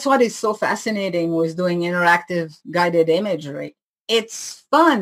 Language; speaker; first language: English; non-native, fluent; French